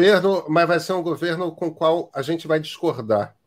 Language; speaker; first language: Portuguese; native; Portuguese